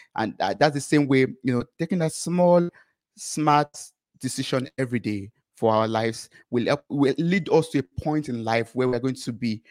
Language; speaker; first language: English; non-native, local second language; Yoruba